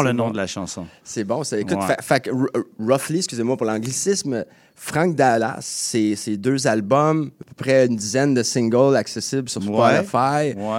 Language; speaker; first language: French; native; French